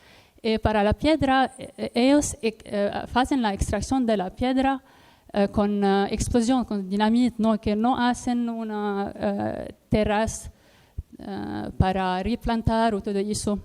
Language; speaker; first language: Spanish; non-native, learner; Arabic